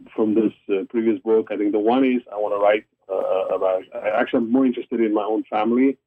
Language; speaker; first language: English; non-native, local second language; Afrikaans